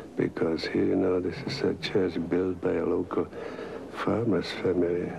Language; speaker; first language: English; non-native, fluent; Czech